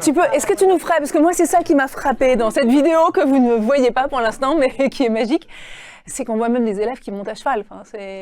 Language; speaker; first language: French; native; French